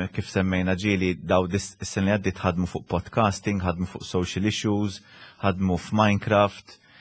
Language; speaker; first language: Maltese; native; Maltese